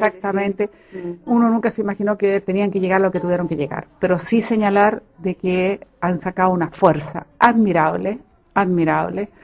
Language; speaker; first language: Spanish; native; Spanish